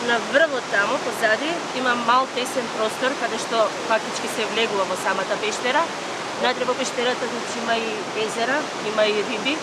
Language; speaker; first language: Macedonian; native; Macedonian